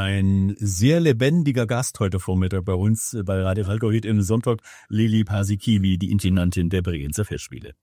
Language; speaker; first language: German; native; German